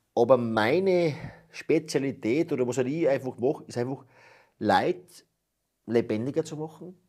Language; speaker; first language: German; native; German